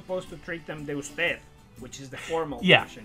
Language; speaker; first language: English; non-native, fluent; Spanish